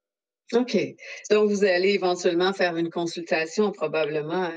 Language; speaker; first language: French; native; French